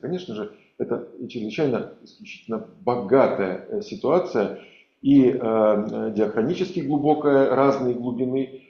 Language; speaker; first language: Russian; native; Russian